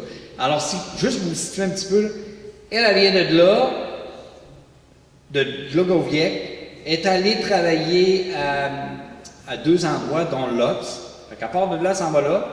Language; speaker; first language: French; native; French